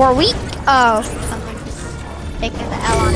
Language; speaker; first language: English; native; English